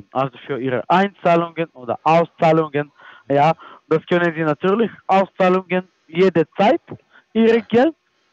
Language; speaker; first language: German; non-native, fluent; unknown